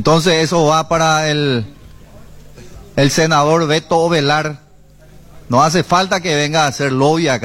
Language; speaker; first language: Spanish; native; Spanish